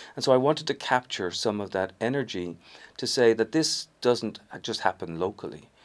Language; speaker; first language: English; native; English